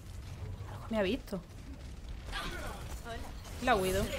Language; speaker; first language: Spanish; native; Spanish